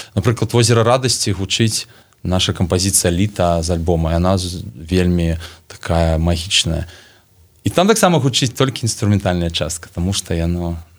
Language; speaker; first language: Belarusian; non-native, local second language; Russian